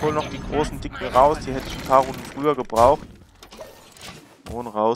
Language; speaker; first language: German; native; German